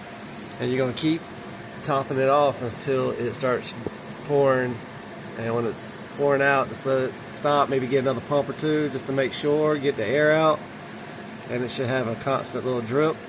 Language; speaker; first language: English; native; English